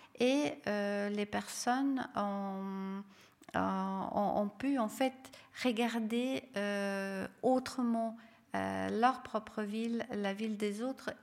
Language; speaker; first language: French; non-native, fluent; Serbian